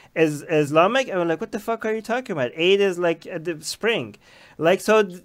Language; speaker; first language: English; non-native, fluent; Persian